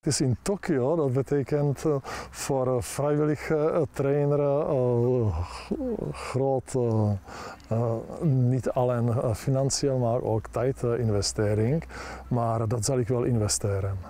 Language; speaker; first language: Dutch; non-native, learner; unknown